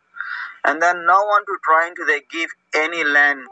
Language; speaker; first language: English; non-native, learner; Rohingya